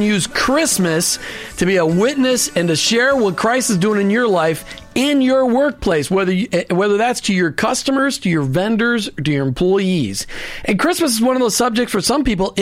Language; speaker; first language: English; native; English